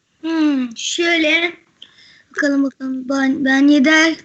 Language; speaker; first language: Turkish; early bilingual, heritage; Turkish